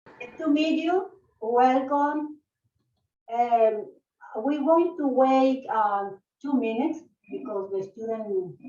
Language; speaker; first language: English; non-native, learner; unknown